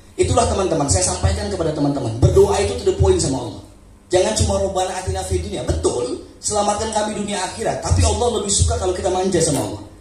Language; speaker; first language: Indonesian; non-native, local second language; Sundanese